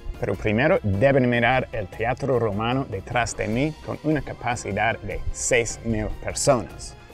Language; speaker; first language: Spanish; non-native, fluent; English